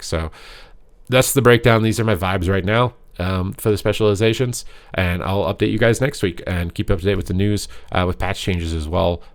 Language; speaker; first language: English; native; English